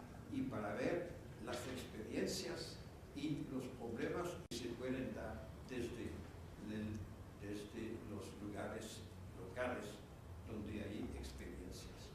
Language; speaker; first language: Spanish; non-native, fluent; French